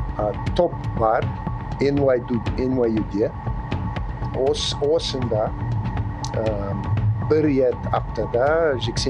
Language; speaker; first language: Kazakh; non-native, learner; English